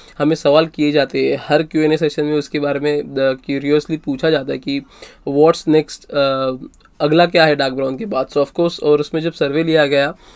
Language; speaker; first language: Hindi; non-native, local second language; Marathi